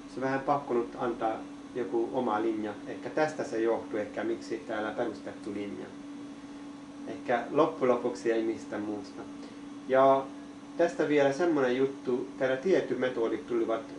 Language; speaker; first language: Finnish; non-native, learner; Hungarian